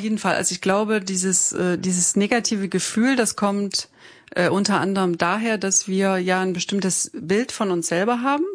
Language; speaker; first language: German; native; German